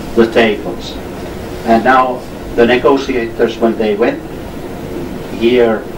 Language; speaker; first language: English; non-native, fluent; Finnish